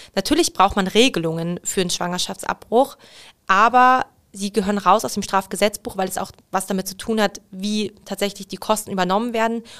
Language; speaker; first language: German; native; German